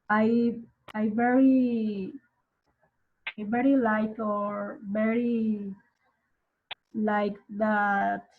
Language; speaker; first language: English; non-native, learner; Spanish